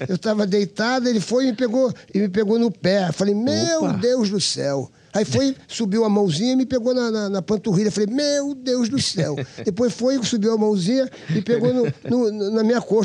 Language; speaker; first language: Portuguese; native; Portuguese